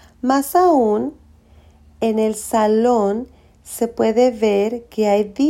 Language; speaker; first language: Spanish; early bilingual, heritage; Spanish